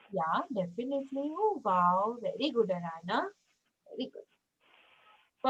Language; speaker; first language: English; non-native, local second language; Hindi